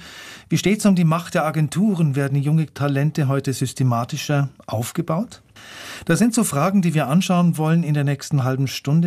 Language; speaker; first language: German; native; German